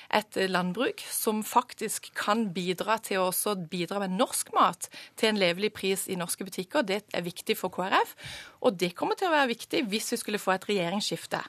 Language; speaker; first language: Norwegian; native; Norwegian